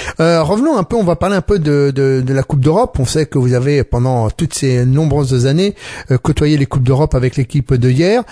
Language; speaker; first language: French; native; French